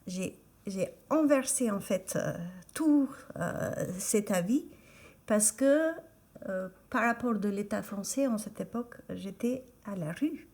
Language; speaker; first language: French; non-native, fluent; Albanian